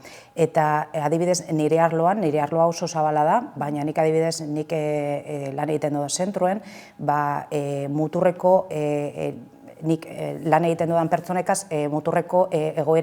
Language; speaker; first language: Basque; native; Basque